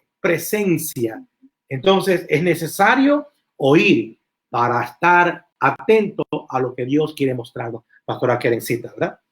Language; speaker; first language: Spanish; native; Spanish